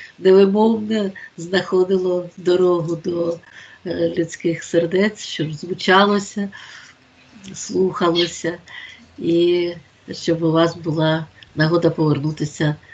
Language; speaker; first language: Ukrainian; native; Ukrainian